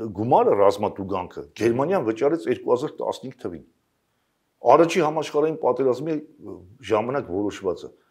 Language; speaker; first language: Armenian; native; Armenian